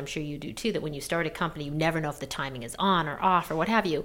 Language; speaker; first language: English; native; English